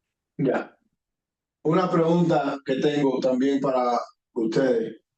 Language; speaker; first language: Spanish; early bilingual, heritage; Spanish